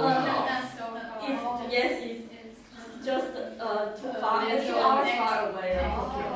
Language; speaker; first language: English; non-native, learner; Chinese